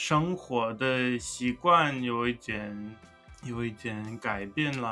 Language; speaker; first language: Chinese; non-native, learner; English